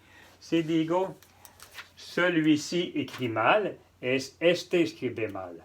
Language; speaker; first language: Spanish; non-native, fluent; French